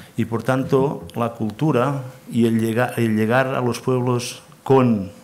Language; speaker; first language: Spanish; non-native, local second language; Catalan